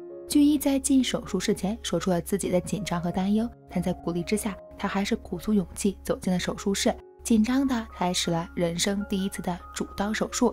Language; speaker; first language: Chinese; native; Chinese